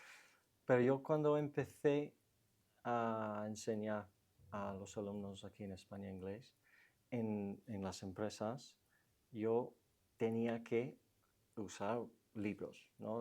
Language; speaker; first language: Spanish; non-native, fluent; English